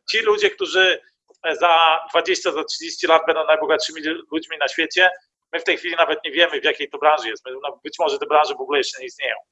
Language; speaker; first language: Polish; early bilingual, heritage; Polish